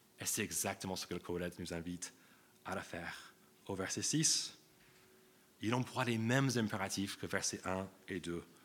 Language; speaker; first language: French; non-native, fluent; English